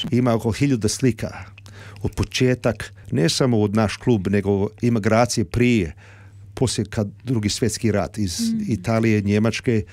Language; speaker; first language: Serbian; early bilingual, heritage; Serbian